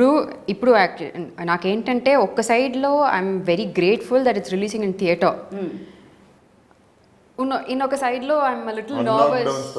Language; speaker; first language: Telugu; non-native, local second language; Tamil